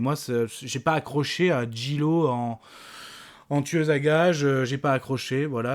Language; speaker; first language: French; native; French